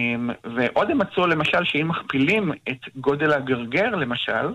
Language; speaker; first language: Hebrew; native; Hebrew